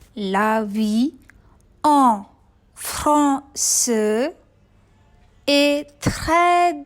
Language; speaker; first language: French; non-native, fluent; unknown